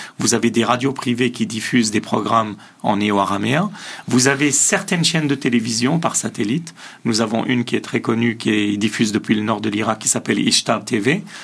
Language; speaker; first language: French; early bilingual, other home language; Assyrian Neo-Aramaic